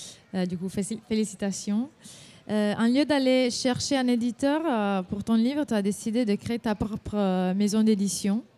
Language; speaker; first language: French; non-native, fluent; Italian